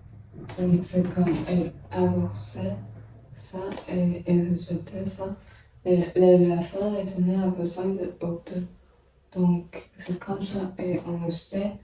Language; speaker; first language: French; non-native, learner; Chinese